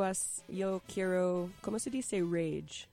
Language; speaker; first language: Spanish; non-native, learner; English